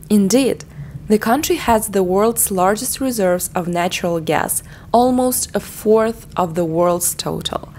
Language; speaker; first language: English; non-native, fluent; Russian